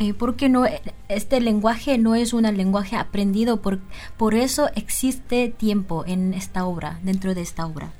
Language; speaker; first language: Spanish; non-native, fluent; Korean